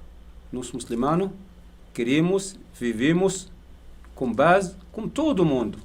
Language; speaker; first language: Portuguese; non-native, learner; Arabic